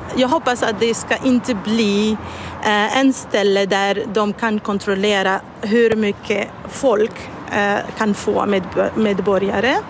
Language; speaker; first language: Swedish; non-native, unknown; Arabic